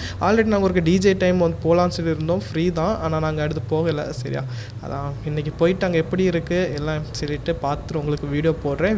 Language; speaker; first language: Tamil; native; Tamil